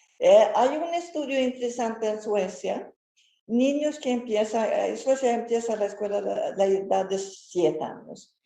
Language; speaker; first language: Spanish; non-native, fluent; Swedish